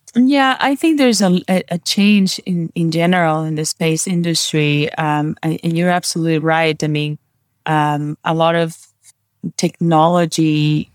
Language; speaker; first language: English; non-native, fluent; Spanish